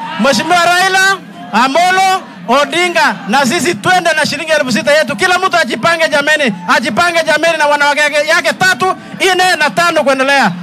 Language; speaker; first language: Swahili; non-native, local second language; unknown